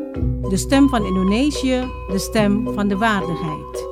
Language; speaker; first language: Dutch; non-native, fluent; Indonesian